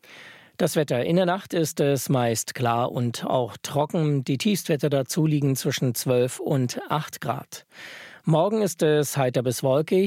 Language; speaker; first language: German; native; German